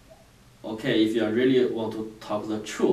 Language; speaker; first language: English; non-native, learner; Chinese